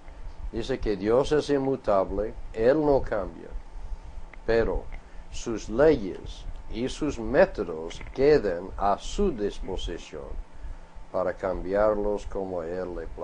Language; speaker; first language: Spanish; non-native, fluent; English